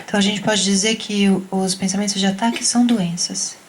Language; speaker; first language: Portuguese; native; Portuguese